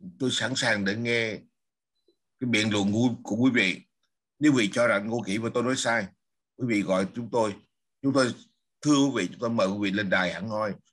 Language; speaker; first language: Vietnamese; native; Vietnamese